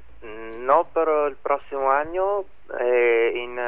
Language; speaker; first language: Spanish; non-native, learner; Italian